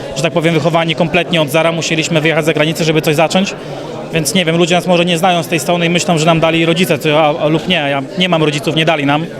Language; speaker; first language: Polish; native; Polish